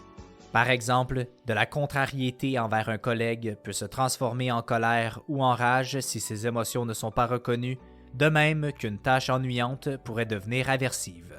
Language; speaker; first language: French; native; French